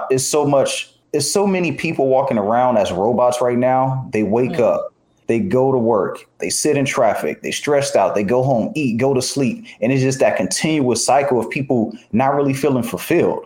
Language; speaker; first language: English; native; English